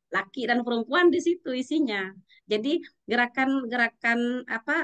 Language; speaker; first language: Indonesian; native; Indonesian